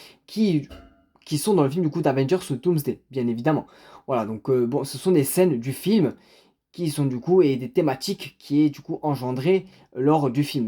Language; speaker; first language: French; native; French